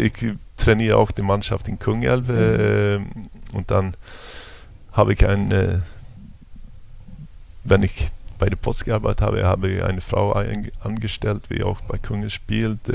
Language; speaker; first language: German; non-native, fluent; Swedish